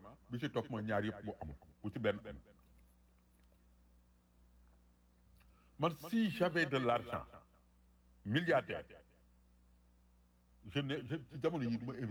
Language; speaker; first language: French; non-native, local second language; Wolof